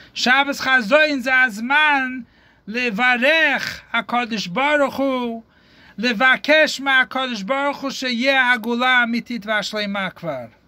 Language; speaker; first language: Hebrew; non-native, fluent; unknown